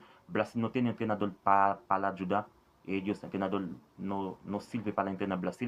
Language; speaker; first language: Spanish; non-native, learner; Haitian Creole